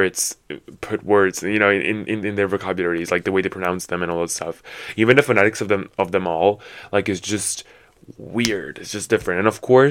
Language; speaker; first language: English; non-native, fluent; Italian